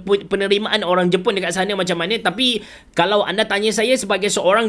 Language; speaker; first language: Malay; native; Malay